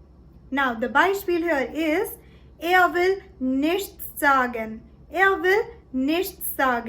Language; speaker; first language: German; non-native, learner; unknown